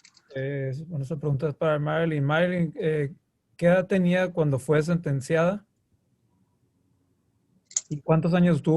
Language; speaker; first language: Spanish; native; Spanish